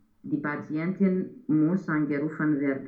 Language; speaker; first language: German; non-native, learner; Romanian